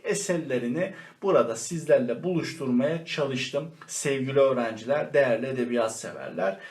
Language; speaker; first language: Turkish; native; Turkish